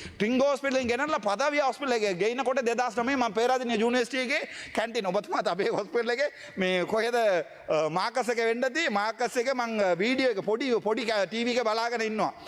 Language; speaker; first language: Sinhala; non-native, local second language; Tamil